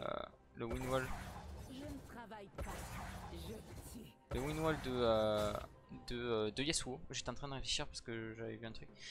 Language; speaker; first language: French; native; French